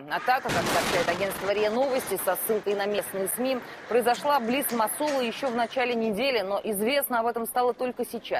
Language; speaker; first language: Russian; native; Russian